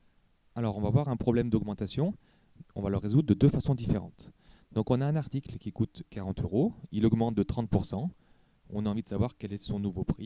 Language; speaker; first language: French; native; French